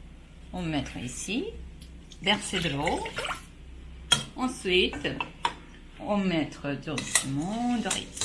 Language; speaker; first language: French; non-native, learner; Japanese